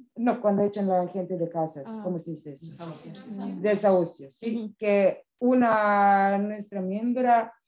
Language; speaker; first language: Spanish; non-native, fluent; Serbian